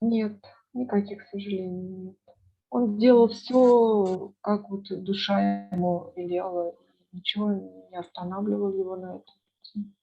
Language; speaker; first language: Russian; native; Russian